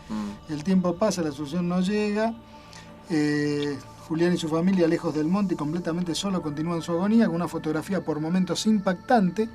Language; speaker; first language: Spanish; native; Spanish